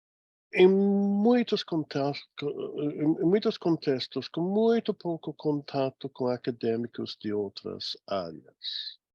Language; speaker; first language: Portuguese; non-native, fluent; English